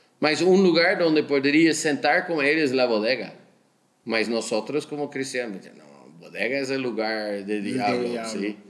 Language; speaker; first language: Spanish; non-native, learner; Dutch